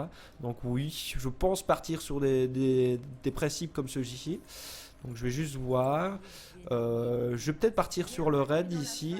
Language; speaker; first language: French; native; French